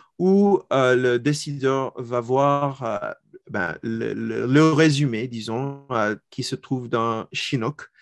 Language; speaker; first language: French; non-native, local second language; English